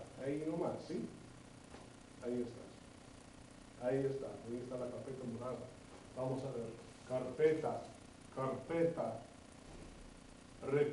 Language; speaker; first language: Spanish; non-native, fluent; English